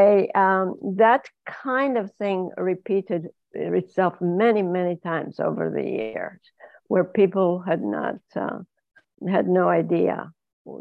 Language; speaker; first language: English; non-native, fluent; Ladino